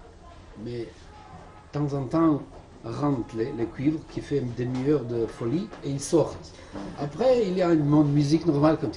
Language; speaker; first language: French; non-native, fluent; Serbian